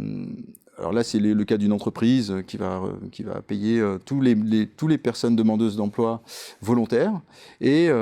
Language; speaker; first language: French; native; French